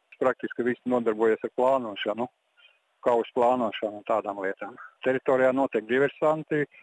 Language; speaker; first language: Latvian; native; Latvian